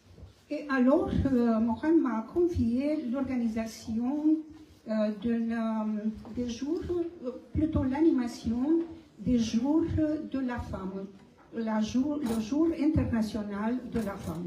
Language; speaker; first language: French; non-native, fluent; Romanian